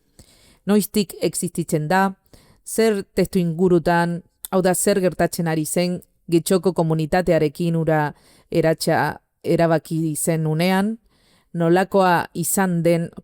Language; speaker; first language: Basque; non-native, fluent; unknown